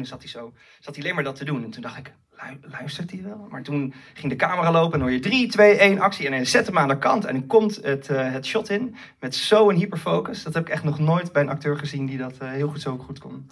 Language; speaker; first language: Dutch; native; Dutch